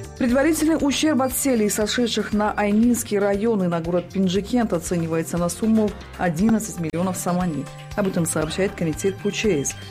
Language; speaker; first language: Russian; non-native, local second language; Tajik